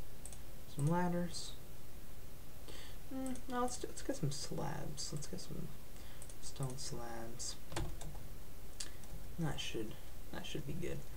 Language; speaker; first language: English; native; English